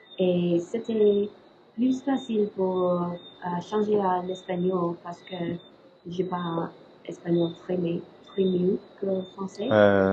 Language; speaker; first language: French; non-native, learner; English